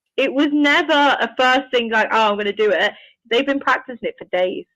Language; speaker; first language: English; native; English